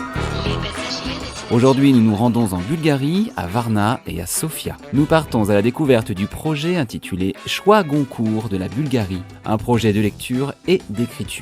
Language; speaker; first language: French; native; French